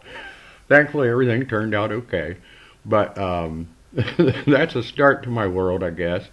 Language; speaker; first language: English; native; English